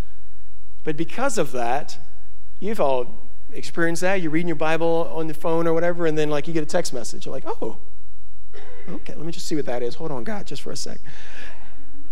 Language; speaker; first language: English; native; English